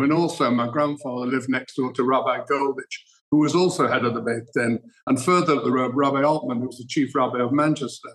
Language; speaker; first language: English; native; English